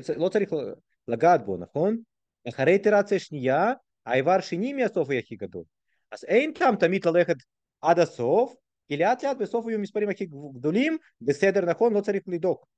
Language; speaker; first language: Hebrew; non-native, fluent; Russian